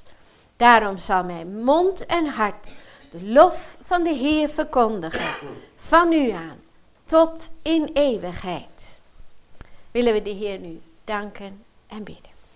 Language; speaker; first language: Dutch; native; Dutch